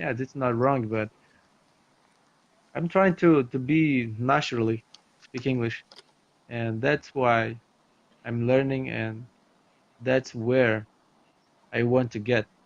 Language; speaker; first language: English; non-native, fluent; Portuguese